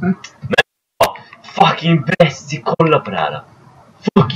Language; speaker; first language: Swedish; native; Swedish